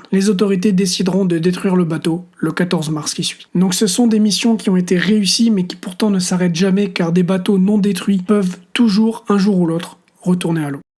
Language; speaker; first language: French; native; French